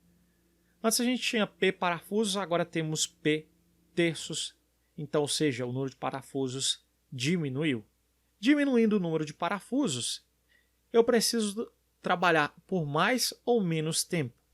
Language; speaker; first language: Portuguese; native; Portuguese